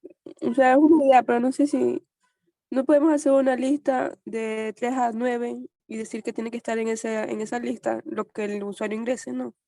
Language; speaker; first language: Spanish; native; Spanish